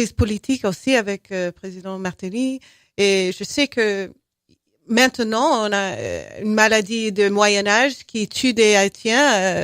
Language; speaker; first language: French; non-native, fluent; English